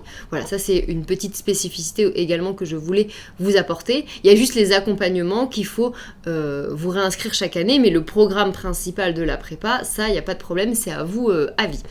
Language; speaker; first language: French; native; French